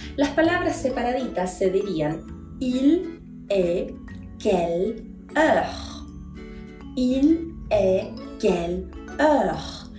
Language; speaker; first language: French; non-native, fluent; Spanish